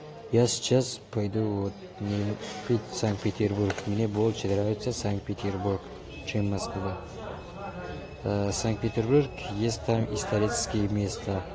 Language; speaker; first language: Russian; non-native, learner; Tajik